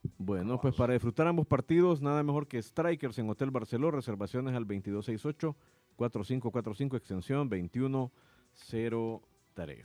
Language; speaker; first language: Spanish; native; Spanish